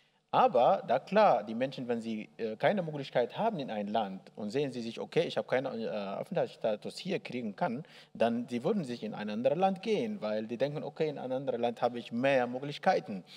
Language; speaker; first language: German; non-native, learner; Arabic